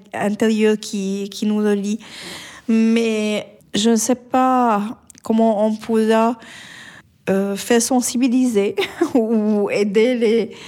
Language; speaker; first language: French; non-native, fluent; Arabic